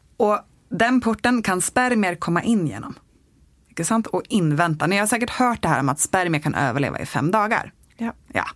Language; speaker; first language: Swedish; native; Swedish